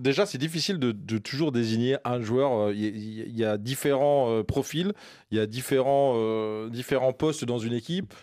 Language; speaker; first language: French; native; French